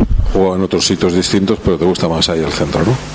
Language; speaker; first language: Spanish; native; Spanish